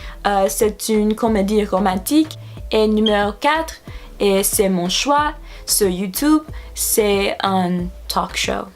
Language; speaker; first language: French; non-native, learner; English